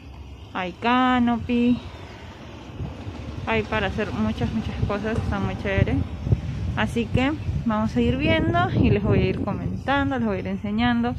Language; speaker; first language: Spanish; native; Spanish